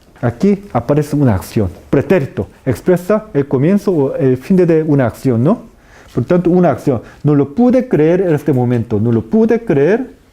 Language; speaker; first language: Spanish; non-native, fluent; Korean